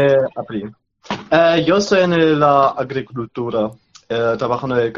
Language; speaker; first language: Spanish; non-native, learner; German